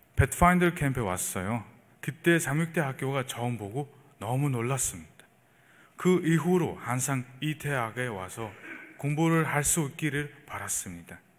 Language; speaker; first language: Korean; non-native, fluent; Mongolian